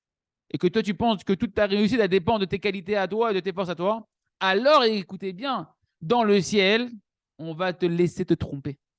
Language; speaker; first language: French; native; French